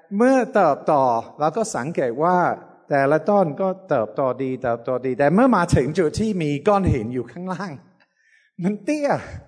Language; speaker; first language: Thai; non-native, fluent; English